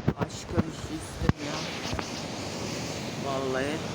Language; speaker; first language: Turkish; non-native, fluent; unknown